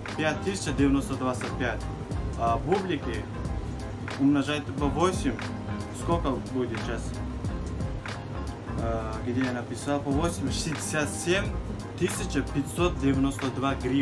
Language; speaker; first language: Russian; non-native, learner; Turkmen